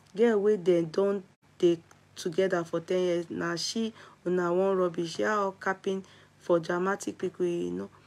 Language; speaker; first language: English; non-native, local second language; Yoruba